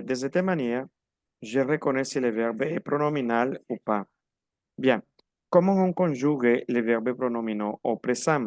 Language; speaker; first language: French; non-native, fluent; Spanish